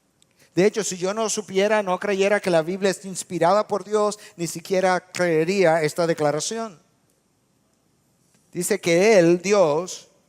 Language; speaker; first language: Spanish; native; Spanish